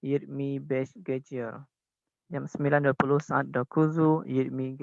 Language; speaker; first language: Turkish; non-native, learner; Indonesian